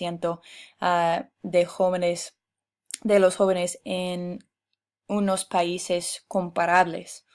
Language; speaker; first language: Spanish; non-native, fluent; English